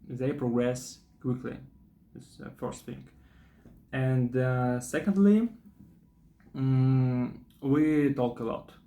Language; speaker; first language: English; non-native, fluent; Russian